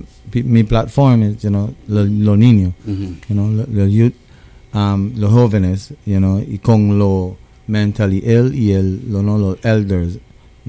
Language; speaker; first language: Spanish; early bilingual, heritage; Spanish